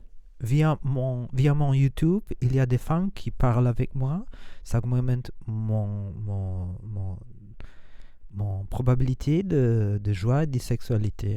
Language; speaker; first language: French; non-native, learner; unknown